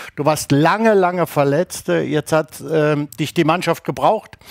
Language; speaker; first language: German; native; German